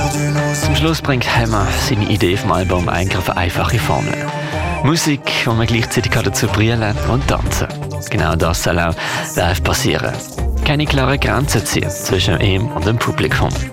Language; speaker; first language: German; native; German